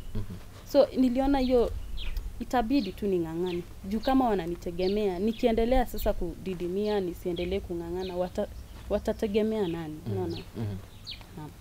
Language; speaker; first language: Swahili; non-native, local second language; Kalenjin